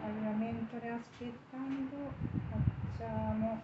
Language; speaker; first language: Italian; non-native, learner; Japanese